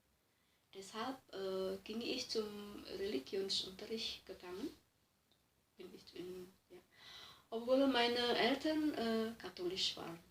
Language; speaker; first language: German; non-native, fluent; Javanese